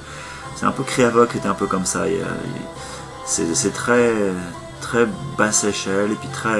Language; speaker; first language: French; native; French